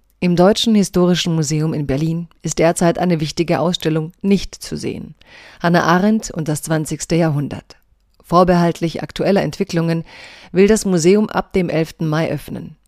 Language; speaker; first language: German; early bilingual, other home language; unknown